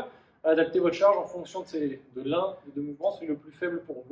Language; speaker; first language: French; native; French